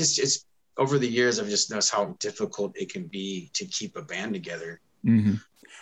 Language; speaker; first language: English; native; English